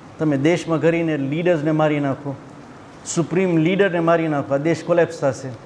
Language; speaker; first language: Gujarati; early bilingual, heritage; Gujarati